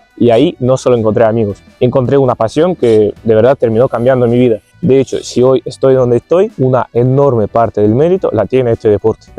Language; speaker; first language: Spanish; non-native, fluent; Ukrainian